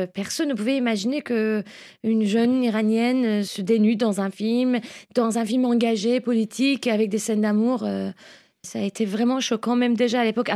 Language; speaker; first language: French; non-native, fluent; Persian